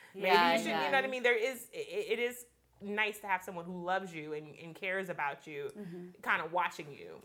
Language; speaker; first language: English; native; English